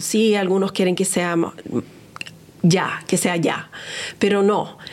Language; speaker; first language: Spanish; early bilingual, heritage; Spanish